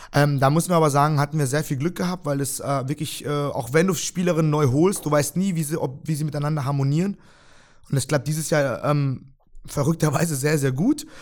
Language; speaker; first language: German; early bilingual, other home language; Russian